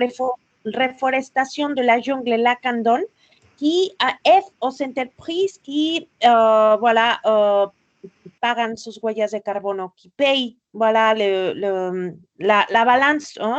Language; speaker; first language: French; non-native, fluent; Spanish